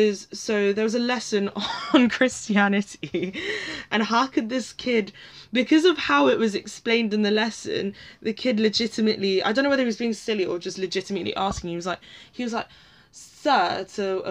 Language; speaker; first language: English; native; English